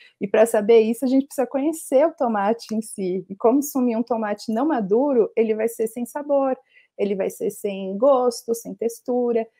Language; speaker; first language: Portuguese; native; Portuguese